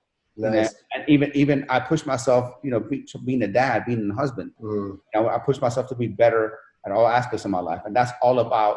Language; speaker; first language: English; non-native, fluent; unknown